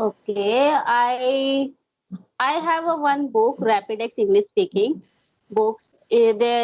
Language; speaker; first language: English; non-native, learner; Hindi